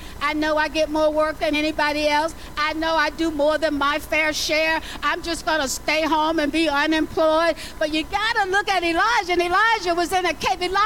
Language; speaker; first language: English; native; English